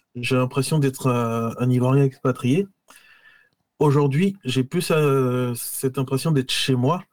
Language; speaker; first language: French; native; French